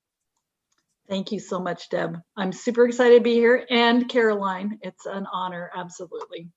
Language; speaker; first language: English; native; English